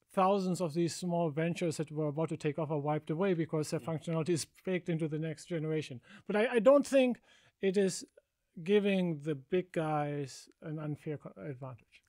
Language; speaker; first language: English; non-native, fluent; German